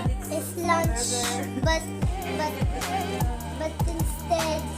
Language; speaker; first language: English; non-native, learner; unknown